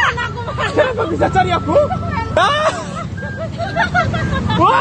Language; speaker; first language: Indonesian; non-native, learner; Korean